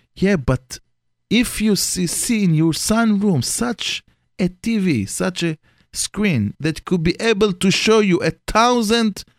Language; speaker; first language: English; non-native, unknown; Hebrew